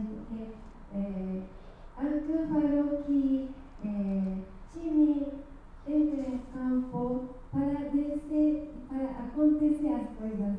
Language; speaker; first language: Portuguese; non-native, learner; Japanese